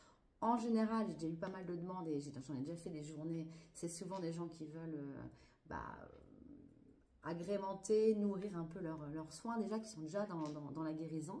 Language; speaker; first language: French; native; French